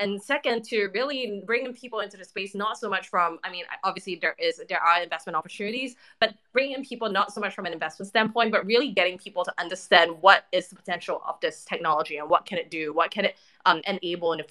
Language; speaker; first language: English; native; English